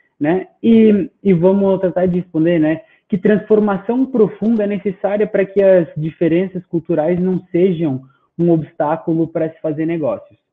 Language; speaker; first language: Portuguese; non-native, fluent; Spanish